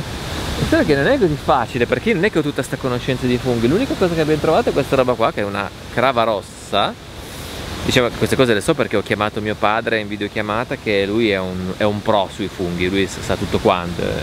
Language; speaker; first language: Italian; native; Italian